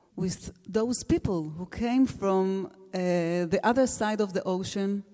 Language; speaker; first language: English; non-native, fluent; Hebrew